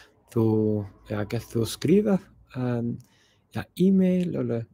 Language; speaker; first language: Spanish; non-native, fluent; English